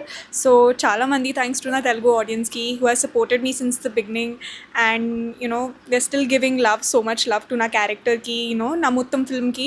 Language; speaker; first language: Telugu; non-native, learner; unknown